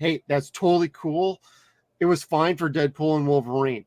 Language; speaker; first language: English; native; English